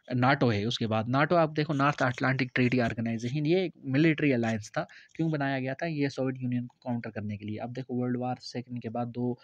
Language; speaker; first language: Hindi; non-native, local second language; Kashmiri